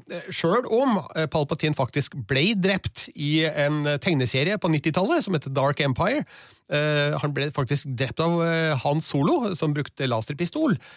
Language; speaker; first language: Norwegian; native; Norwegian